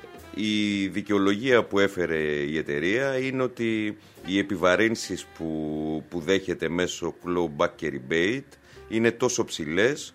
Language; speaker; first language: Greek; native; Greek